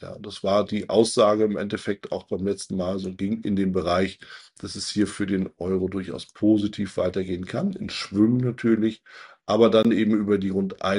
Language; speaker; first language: German; native; German